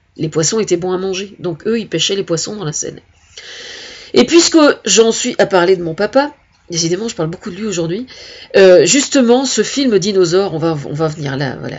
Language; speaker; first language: French; native; French